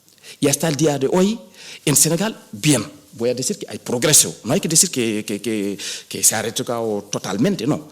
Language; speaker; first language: Spanish; non-native, fluent; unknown